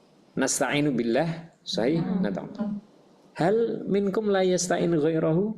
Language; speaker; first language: Arabic; non-native, fluent; Indonesian